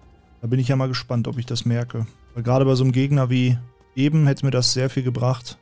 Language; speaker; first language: German; native; German